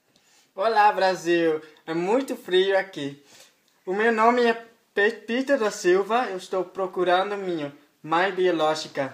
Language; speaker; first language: Portuguese; non-native, learner; Dutch